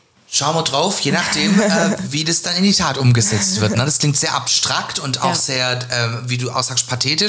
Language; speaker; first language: German; native; German